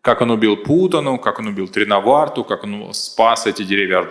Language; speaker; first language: Russian; native; Russian